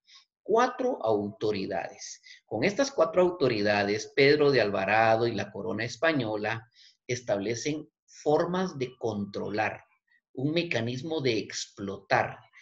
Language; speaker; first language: Spanish; native; Spanish